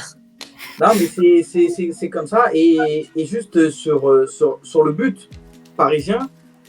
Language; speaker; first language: French; native; French